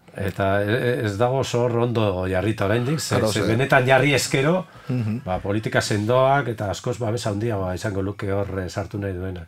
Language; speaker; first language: Basque; native; Basque